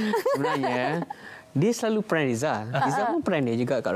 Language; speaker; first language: Malay; native; Malay